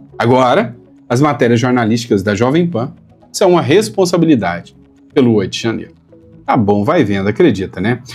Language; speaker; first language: Portuguese; native; Portuguese